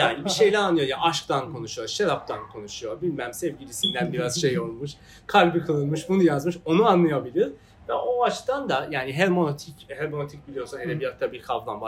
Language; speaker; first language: Turkish; non-native, fluent; Persian